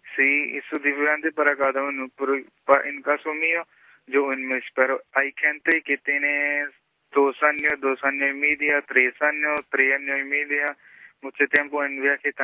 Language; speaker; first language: Spanish; non-native, local second language; Punjabi